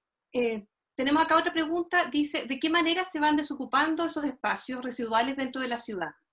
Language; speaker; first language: Spanish; native; Spanish